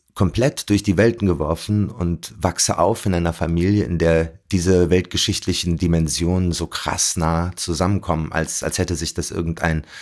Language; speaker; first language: German; early bilingual, other home language; Arabic